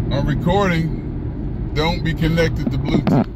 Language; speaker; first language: English; native; English